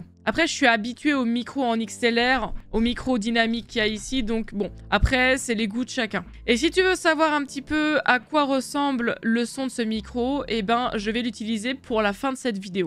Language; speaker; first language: French; native; French